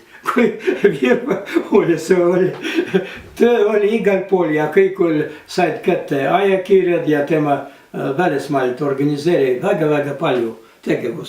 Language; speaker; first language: Estonian; non-native, learner; Russian